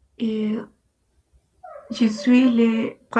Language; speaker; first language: French; non-native, learner; Spanish